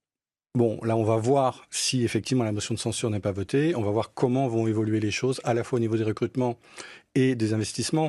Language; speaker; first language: French; native; French